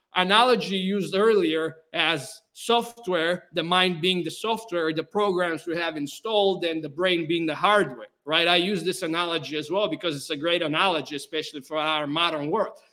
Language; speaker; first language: English; non-native, fluent; Bulgarian